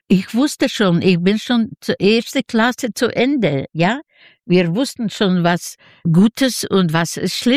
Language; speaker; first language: German; non-native, learner; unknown